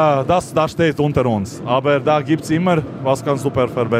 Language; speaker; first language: German; non-native, learner; Latvian